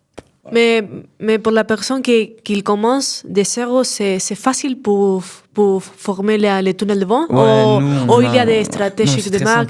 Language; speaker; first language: French; non-native, learner; Spanish